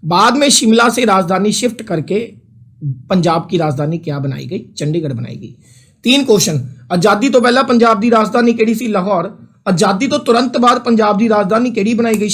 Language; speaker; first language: Hindi; non-native, local second language; Punjabi